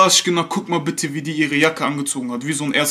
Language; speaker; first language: German; native; German